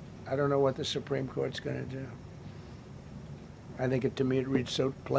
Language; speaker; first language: English; native; English